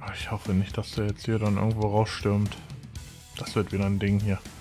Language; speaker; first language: German; native; German